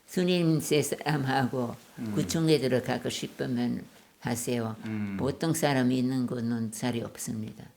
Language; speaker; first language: Korean; non-native, learner; German